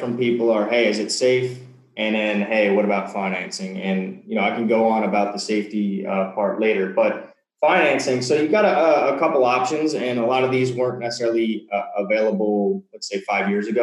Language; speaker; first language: English; native; English